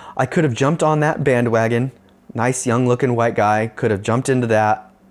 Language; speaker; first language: English; native; English